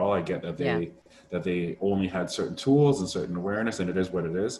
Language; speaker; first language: English; non-native, fluent; German